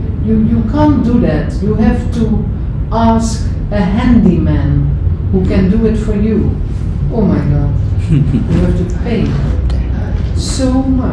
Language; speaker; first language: English; non-native, fluent; Dutch